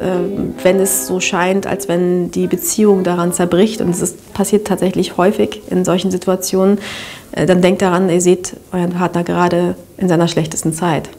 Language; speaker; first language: German; native; German